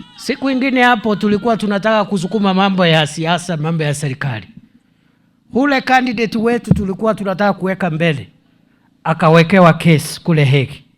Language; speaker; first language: Swahili; non-native, local second language; Kikuyu